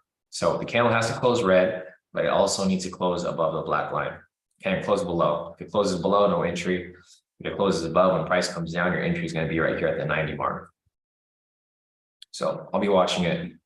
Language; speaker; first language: English; native; English